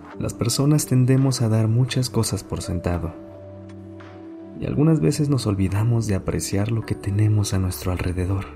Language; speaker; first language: Spanish; native; Spanish